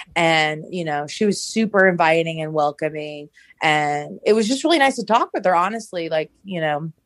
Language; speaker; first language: English; native; English